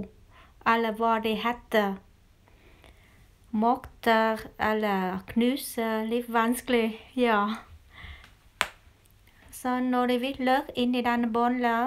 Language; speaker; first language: Norwegian; non-native, learner; Vietnamese